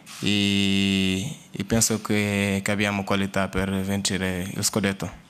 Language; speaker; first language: Italian; non-native, learner; Portuguese